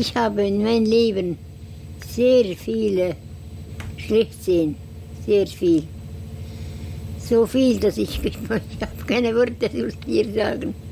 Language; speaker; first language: German; non-native, learner; Estonian